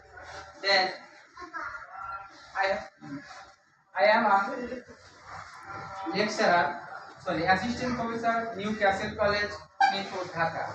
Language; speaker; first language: English; non-native, local second language; Bangla